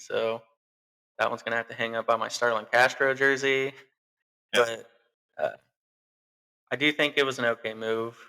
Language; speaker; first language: English; native; English